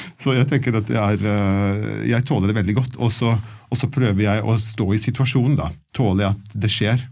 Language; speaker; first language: Norwegian; non-native, fluent; Italian